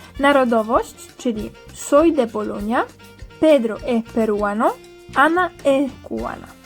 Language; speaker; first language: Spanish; non-native, fluent; Polish